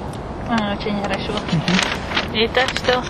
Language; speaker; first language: Russian; non-native, fluent; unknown